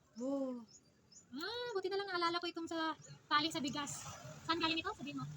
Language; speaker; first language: Filipino; non-native, local second language; Hiligaynon